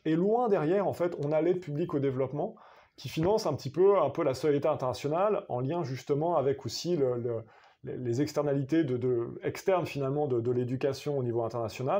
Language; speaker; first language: French; native; French